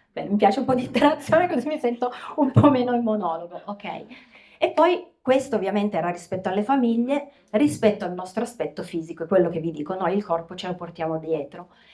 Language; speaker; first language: Italian; native; Italian